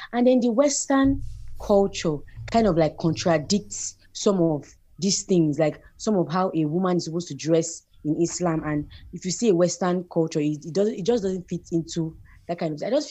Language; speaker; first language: English; non-native, local second language; Yoruba